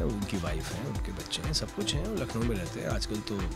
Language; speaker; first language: Hindi; native; Hindi